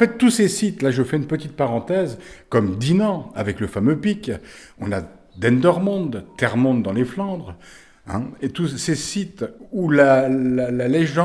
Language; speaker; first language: French; native; French